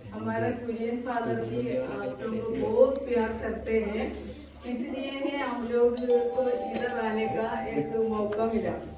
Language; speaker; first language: Hindi; non-native, local second language; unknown